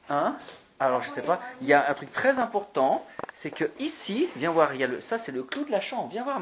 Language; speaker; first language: French; native; French